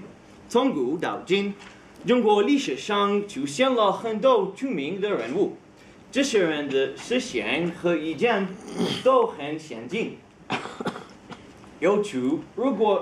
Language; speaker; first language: Chinese; non-native, learner; Hebrew